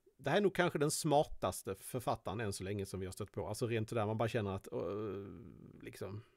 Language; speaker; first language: Swedish; native; Swedish